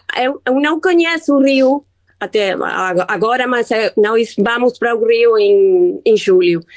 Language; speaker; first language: Portuguese; non-native, learner; Spanish